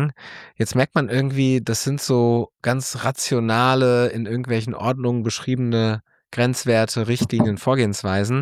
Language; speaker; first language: German; native; German